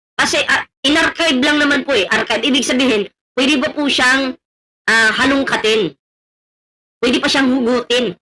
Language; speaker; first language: Filipino; non-native, local second language; Cebuano